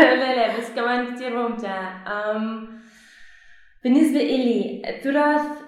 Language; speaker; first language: Arabic; non-native, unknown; Dutch